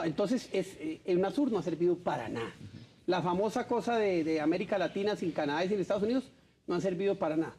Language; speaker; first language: Spanish; native; Spanish